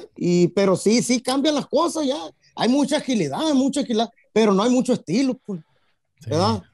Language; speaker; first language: Spanish; early bilingual, heritage; Spanish